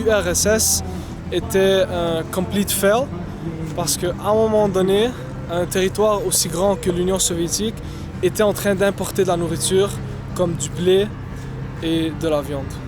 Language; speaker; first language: French; non-native, local second language; Arabic